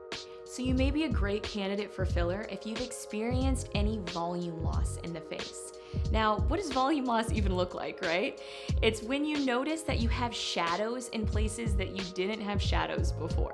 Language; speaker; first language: English; native; English